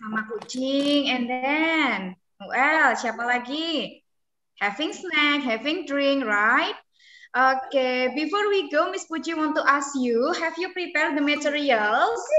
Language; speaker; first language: English; non-native, local second language; Indonesian